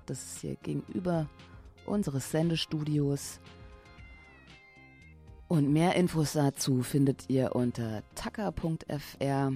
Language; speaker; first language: German; native; German